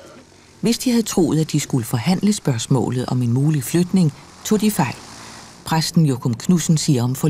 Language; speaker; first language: Danish; native; Danish